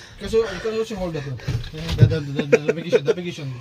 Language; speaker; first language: English; non-native, learner; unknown